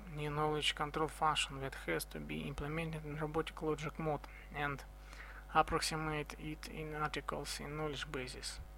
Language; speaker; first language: English; non-native, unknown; Russian